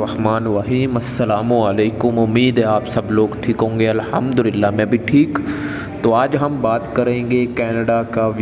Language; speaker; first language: Hindi; non-native, local second language; Punjabi